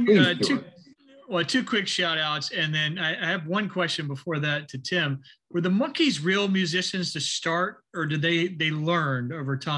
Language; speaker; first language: English; native; English